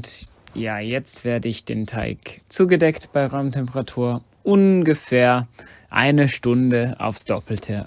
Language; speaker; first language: German; non-native, fluent; English